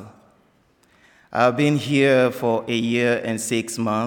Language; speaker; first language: English; non-native, fluent; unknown